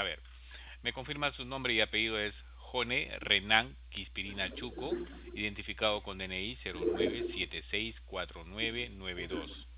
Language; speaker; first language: Spanish; native; Spanish